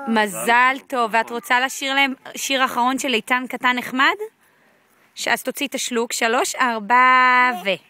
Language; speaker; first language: Hebrew; native; Hebrew